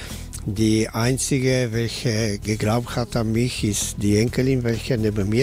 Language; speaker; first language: German; non-native, learner; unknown